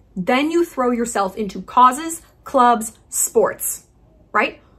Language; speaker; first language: English; native; English